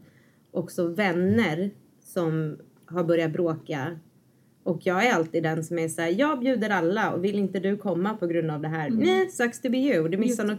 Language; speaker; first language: Swedish; non-native, fluent; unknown